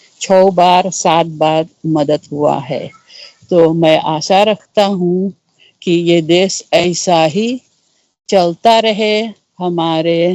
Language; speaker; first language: Hindi; early bilingual, heritage; Caribbean Hindustani